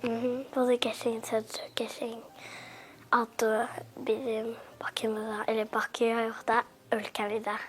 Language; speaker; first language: Azerbaijani; early bilingual, heritage; Azerbaijani